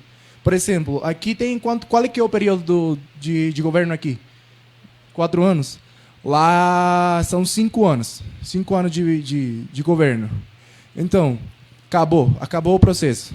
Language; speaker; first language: Portuguese; non-native, fluent; Spanish